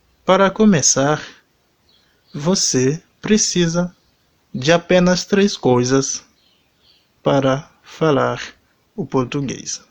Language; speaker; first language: Portuguese; non-native, learner; Haitian Creole